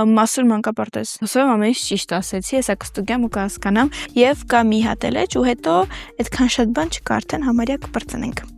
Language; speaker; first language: Armenian; early bilingual, heritage; Armenian